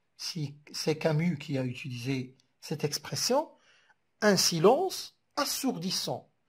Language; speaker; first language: French; non-native, local second language; Arabic